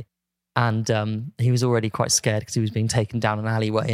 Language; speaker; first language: English; native; English